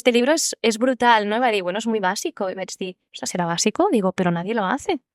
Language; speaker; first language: Spanish; native; Spanish